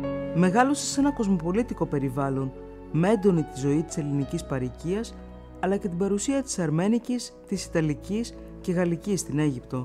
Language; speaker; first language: Greek; native; Greek